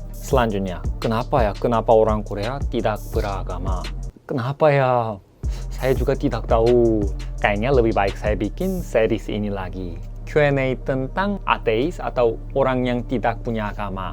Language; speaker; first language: Indonesian; non-native, fluent; Korean